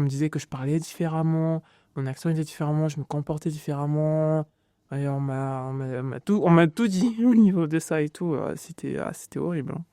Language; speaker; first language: French; early bilingual, other home language; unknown